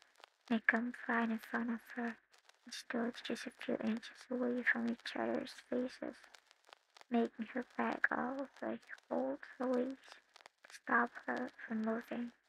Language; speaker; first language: English; non-native, learner; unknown